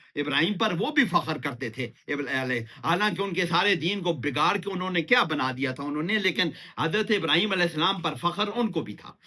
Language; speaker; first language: Urdu; non-native, local second language; Pashto